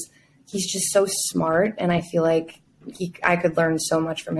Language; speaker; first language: English; native; English